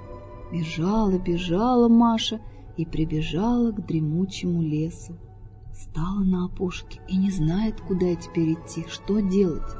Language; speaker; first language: Russian; native; Russian